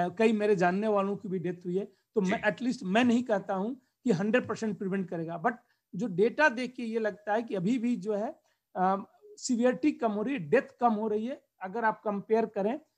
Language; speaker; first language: Hindi; native; Hindi